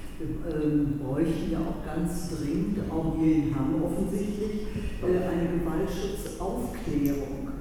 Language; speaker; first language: German; native; German